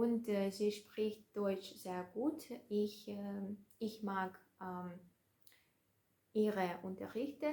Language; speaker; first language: German; non-native, learner; Russian